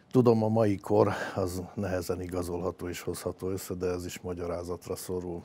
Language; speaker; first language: Hungarian; native; Hungarian